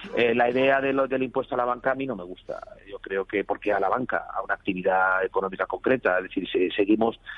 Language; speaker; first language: Spanish; native; Spanish